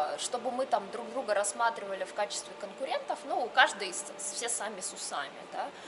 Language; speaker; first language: Russian; native; Russian